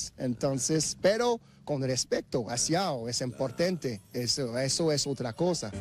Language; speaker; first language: Spanish; non-native, fluent; French